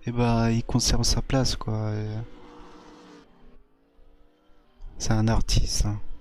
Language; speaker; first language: French; native; French